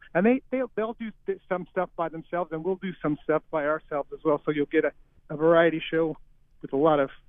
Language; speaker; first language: English; native; English